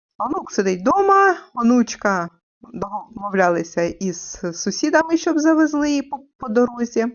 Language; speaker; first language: Ukrainian; native; Ukrainian